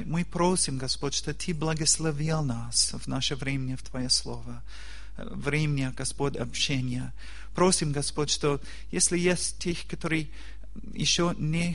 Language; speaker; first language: Russian; non-native, learner; English